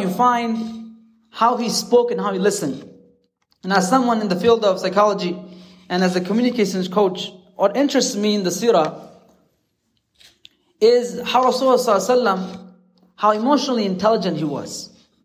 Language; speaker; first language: English; native; English